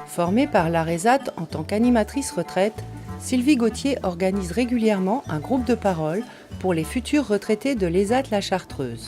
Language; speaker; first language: French; native; French